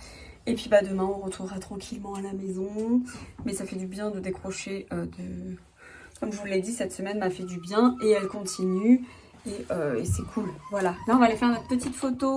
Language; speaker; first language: French; native; French